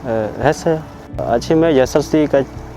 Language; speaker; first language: Korean; non-native, learner; Khmer